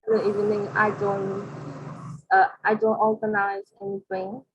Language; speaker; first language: English; non-native, learner; Vietnamese